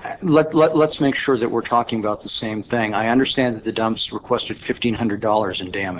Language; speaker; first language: English; native; English